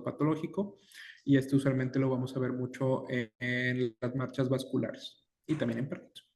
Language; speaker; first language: Spanish; native; Spanish